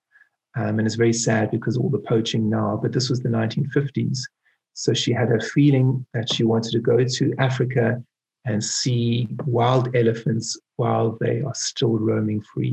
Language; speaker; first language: English; native; English